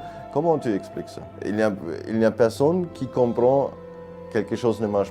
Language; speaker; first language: French; non-native, fluent; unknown